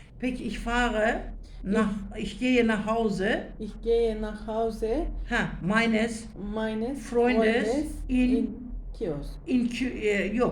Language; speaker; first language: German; non-native, learner; Turkish